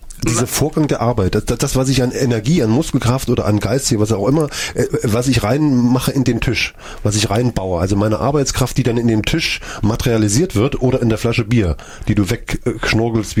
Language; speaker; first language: German; native; German